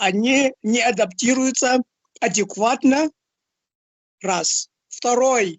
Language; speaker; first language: Russian; non-native, fluent; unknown